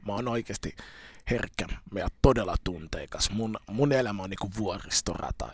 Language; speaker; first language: Finnish; early bilingual, other home language; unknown